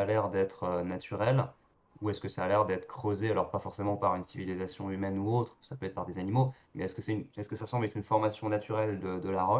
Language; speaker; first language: French; native; French